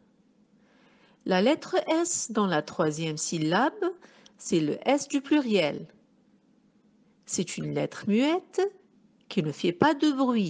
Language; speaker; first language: French; non-native, local second language; Arabic